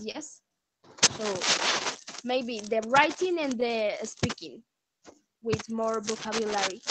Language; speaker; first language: English; non-native, learner; Spanish